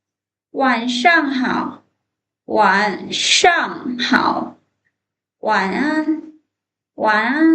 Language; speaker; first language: Chinese; non-native, fluent; Lao